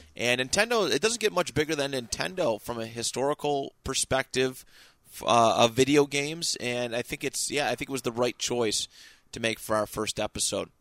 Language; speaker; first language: English; native; English